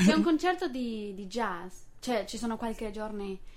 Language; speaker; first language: Italian; non-native, fluent; English